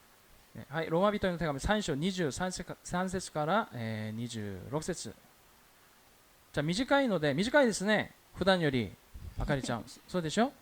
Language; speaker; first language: Japanese; non-native, fluent; Korean